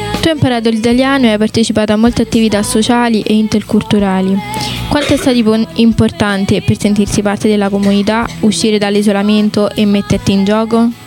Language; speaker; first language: Italian; native; Italian